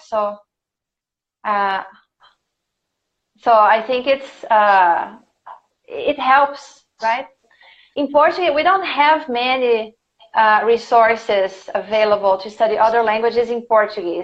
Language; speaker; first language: English; non-native, fluent; Russian